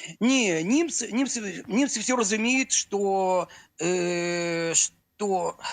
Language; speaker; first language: Ukrainian; non-native, local second language; Russian